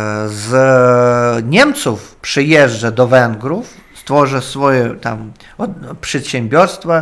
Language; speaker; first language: Polish; non-native, learner; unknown